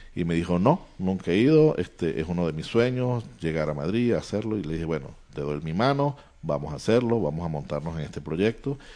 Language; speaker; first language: Spanish; native; Spanish